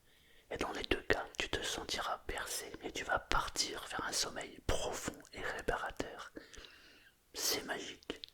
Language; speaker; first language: French; native; French